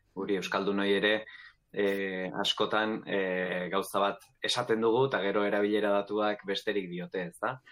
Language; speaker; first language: Basque; native; Basque